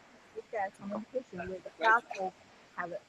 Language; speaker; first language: English; non-native, learner; Chinese